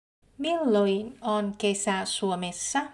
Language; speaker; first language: Finnish; non-native, fluent; Vietnamese